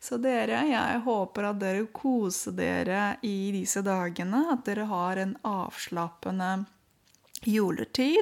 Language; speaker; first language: Norwegian; non-native, fluent; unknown